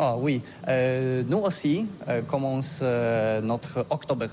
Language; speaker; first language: French; non-native, learner; Polish